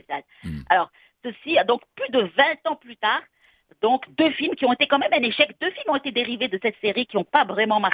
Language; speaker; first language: French; native; French